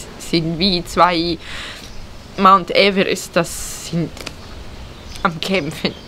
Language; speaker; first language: German; early bilingual, heritage; Italian